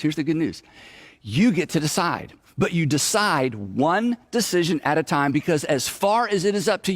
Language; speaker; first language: English; native; English